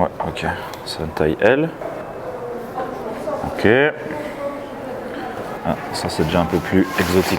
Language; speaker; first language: French; native; French